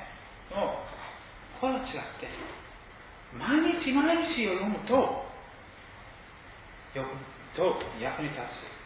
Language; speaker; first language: Japanese; non-native, fluent; English